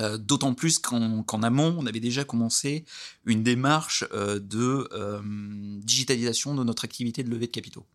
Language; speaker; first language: French; native; French